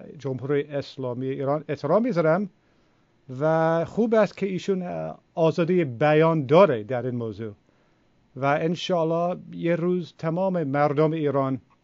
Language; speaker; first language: Persian; non-native, fluent; English